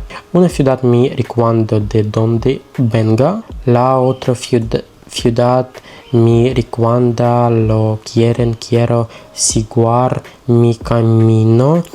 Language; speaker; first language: Spanish; non-native, learner; Russian